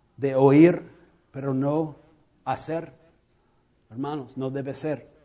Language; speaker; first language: Spanish; non-native, learner; English